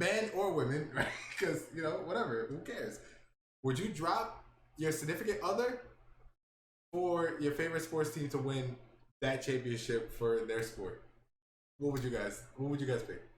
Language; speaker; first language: English; native; English